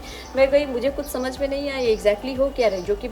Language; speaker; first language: Hindi; native; Hindi